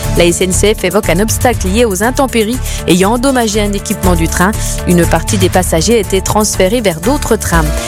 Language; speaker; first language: French; native; French